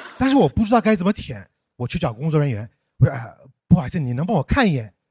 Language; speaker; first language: Chinese; non-native, fluent; English